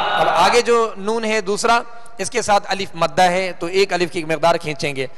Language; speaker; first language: Urdu; native; Urdu